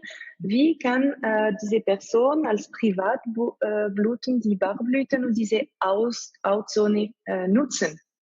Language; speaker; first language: German; non-native, fluent; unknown